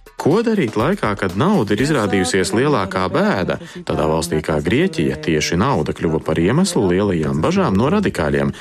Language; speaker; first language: Latvian; early bilingual, heritage; Latvian